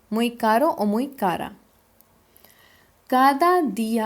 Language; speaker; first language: Spanish; non-native, fluent; Hindi